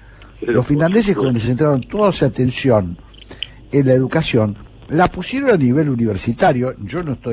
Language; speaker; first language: Spanish; native; Spanish